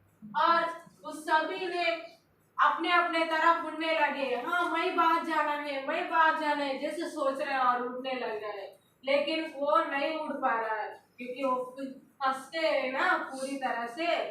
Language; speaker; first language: Hindi; non-native, local second language; Telugu